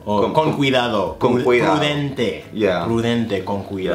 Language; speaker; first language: Spanish; non-native, fluent; English